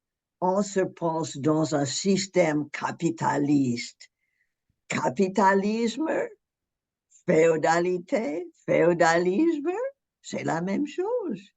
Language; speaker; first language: French; non-native, fluent; English